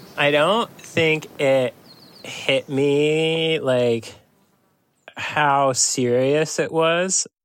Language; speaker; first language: English; native; English